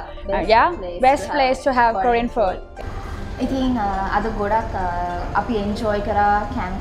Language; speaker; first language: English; non-native, local second language; Sinhala